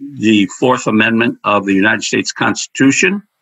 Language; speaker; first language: English; native; English